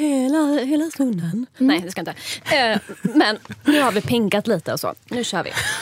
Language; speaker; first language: Swedish; native; Swedish